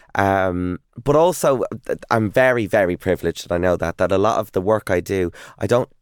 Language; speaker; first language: English; native; English